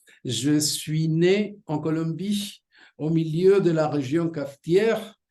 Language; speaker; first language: French; non-native, fluent; Spanish